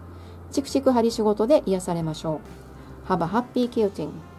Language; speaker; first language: Japanese; native; Japanese